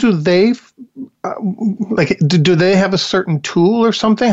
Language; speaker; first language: English; native; English